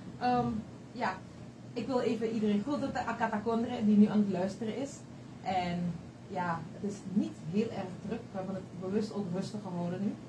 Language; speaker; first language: Dutch; native; Dutch